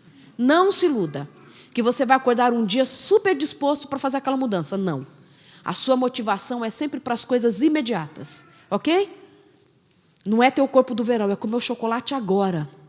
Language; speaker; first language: Portuguese; native; Portuguese